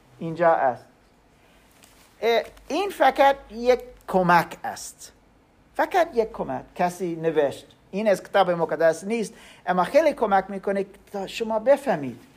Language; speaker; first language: Persian; non-native, learner; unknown